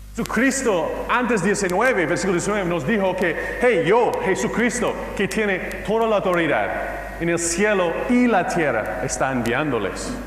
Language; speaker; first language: Spanish; non-native, fluent; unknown